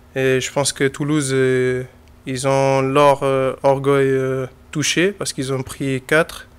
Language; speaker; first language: French; non-native, fluent; Portuguese